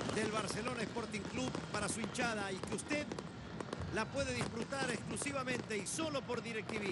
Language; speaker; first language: Spanish; native; Spanish